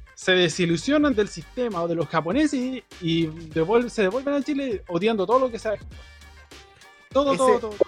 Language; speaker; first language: Spanish; native; Spanish